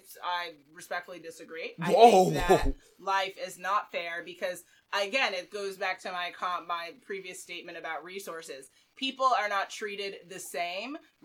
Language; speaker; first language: English; native; English